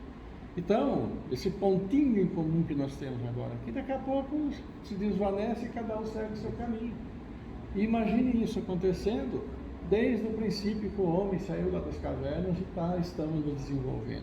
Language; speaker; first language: Portuguese; native; Portuguese